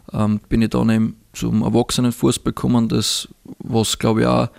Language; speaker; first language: German; native; German